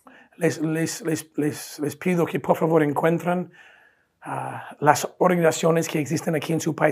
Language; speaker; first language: Spanish; non-native, fluent; English